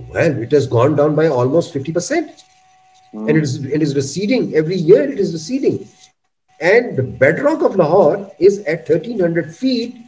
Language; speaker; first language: English; non-native, local second language; Urdu